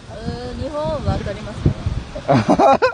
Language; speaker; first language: Japanese; non-native, learner; Korean